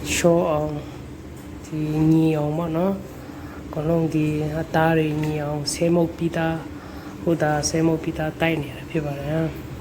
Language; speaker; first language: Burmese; non-native, local second language; Kachin